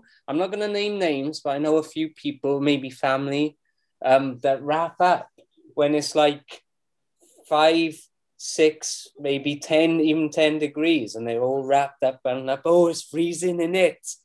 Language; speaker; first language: English; native; English